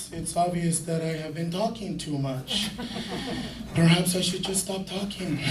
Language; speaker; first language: English; early bilingual, other home language; Spanish